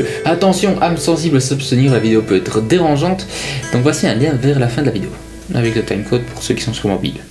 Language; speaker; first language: French; native; French